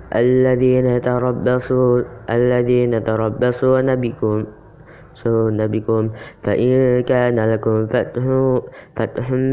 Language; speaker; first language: Arabic; non-native, learner; Indonesian